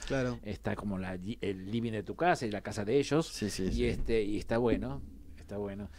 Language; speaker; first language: Spanish; native; Spanish